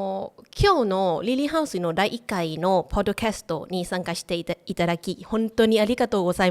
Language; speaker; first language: Japanese; non-native, learner; Thai